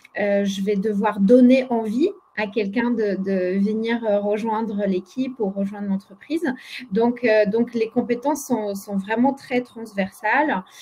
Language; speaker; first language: French; non-native, fluent; Polish